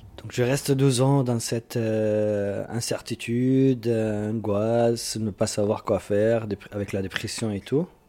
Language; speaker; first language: French; non-native, fluent; Arabic